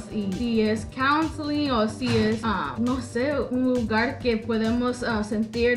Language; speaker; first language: Spanish; early bilingual, heritage; English